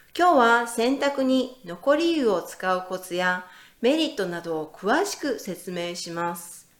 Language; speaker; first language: Japanese; native; Japanese